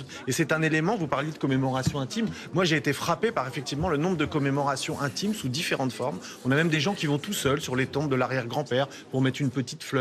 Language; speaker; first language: French; native; French